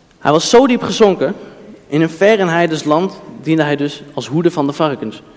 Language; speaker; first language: Dutch; native; Dutch